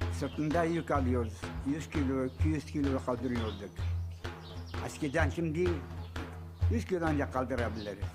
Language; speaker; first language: Turkish; non-native, local second language; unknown